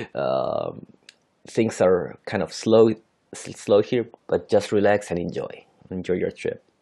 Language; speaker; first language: English; non-native, fluent; Spanish